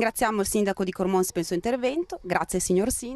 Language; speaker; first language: Italian; native; Italian